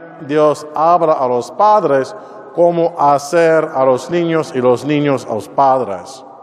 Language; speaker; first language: Spanish; non-native, learner; English